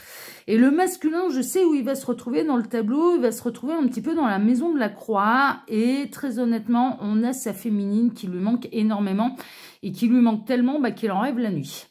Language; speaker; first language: French; native; French